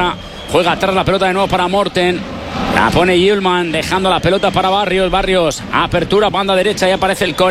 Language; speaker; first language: Spanish; native; Spanish